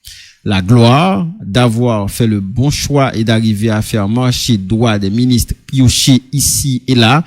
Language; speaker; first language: French; non-native, local second language; Haitian Creole